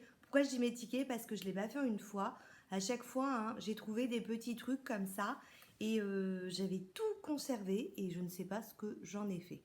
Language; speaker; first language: French; native; French